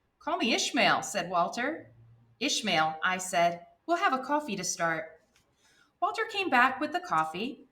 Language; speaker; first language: English; native; English